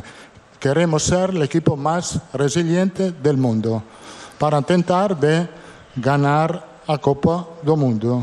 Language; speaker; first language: Portuguese; non-native, fluent; Italian